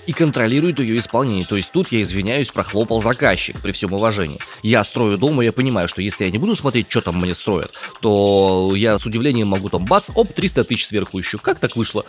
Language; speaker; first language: Russian; native; Russian